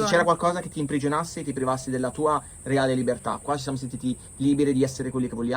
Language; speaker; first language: Italian; native; Italian